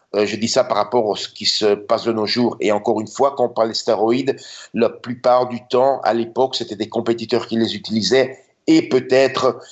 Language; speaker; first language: French; native; French